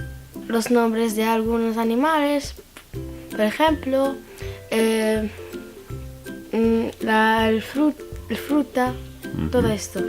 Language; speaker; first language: Spanish; non-native, learner; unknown